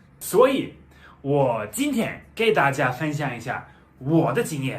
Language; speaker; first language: Chinese; non-native, fluent; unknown